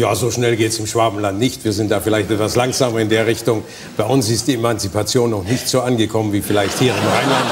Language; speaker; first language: German; native; German